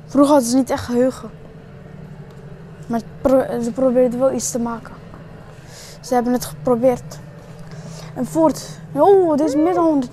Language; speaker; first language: Dutch; early bilingual, other home language; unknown